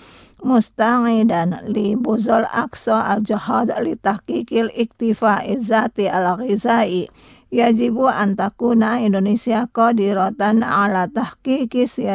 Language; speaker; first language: Arabic; non-native, learner; Indonesian